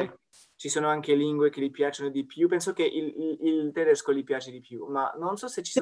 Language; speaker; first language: Italian; non-native, fluent; French